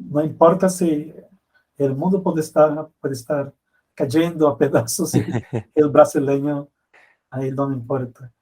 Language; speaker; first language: Spanish; non-native, fluent; Portuguese